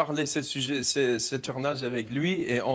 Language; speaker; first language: French; non-native, fluent; English